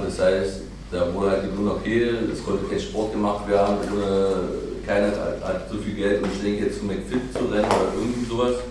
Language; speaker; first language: German; native; German